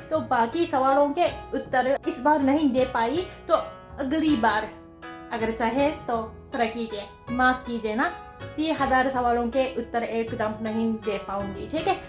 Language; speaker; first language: Hindi; non-native, fluent; Japanese